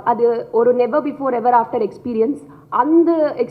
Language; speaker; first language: Tamil; non-native, learner; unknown